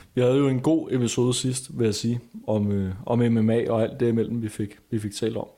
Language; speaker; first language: Danish; native; Danish